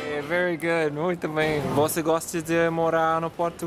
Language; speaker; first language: Portuguese; non-native, learner; English